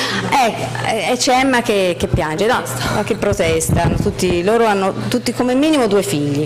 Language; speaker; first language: Italian; native; Italian